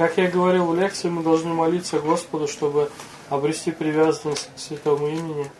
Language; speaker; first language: Russian; native; Russian